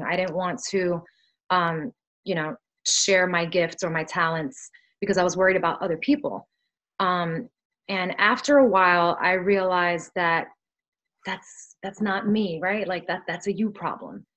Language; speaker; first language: English; early bilingual, other home language; Spanish